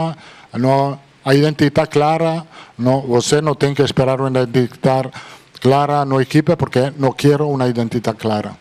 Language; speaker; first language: Portuguese; non-native, fluent; Italian